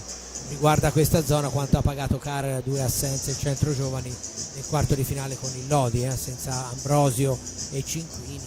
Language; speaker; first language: Italian; native; Italian